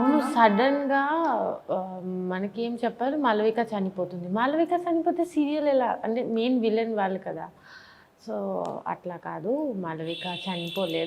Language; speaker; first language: Telugu; non-native, learner; Bangla